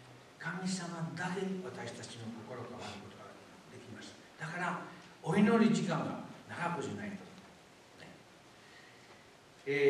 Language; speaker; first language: Japanese; non-native, fluent; Spanish